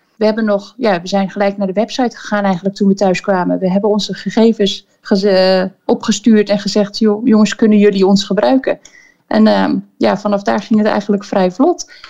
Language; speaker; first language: Dutch; native; Dutch